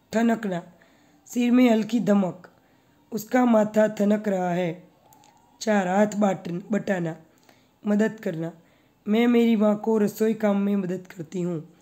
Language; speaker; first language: Hindi; non-native, local second language; Gujarati